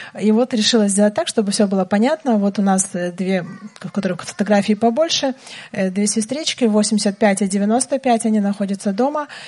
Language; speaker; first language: Russian; native; Russian